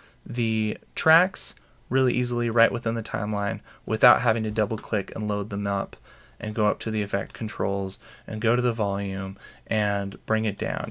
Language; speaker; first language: English; native; English